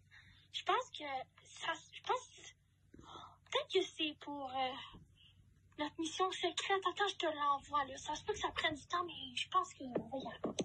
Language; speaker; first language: French; native; French